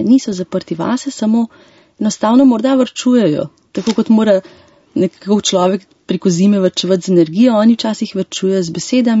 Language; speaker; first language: Slovenian; native; Slovenian